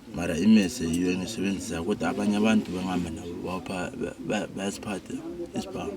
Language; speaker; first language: Zulu; non-native, local second language; Tswana